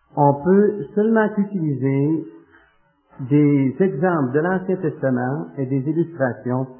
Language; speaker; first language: French; native; French